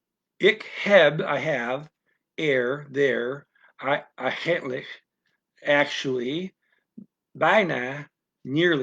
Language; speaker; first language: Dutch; non-native, learner; English